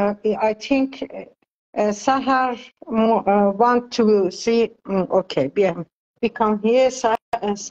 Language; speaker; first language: English; non-native, learner; Persian